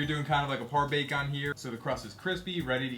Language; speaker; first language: English; native; English